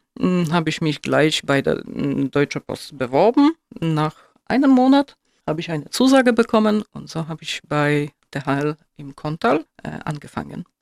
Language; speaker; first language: German; non-native, fluent; Polish